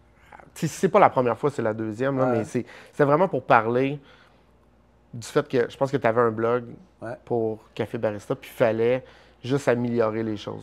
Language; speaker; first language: French; native; French